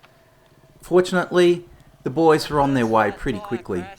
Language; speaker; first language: English; native; English